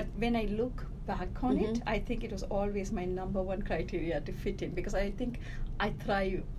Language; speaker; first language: English; early bilingual, other home language; Tamil